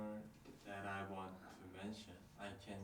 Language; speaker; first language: English; non-native, learner; Korean